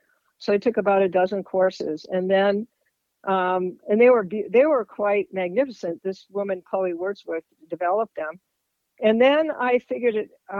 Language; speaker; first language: English; native; English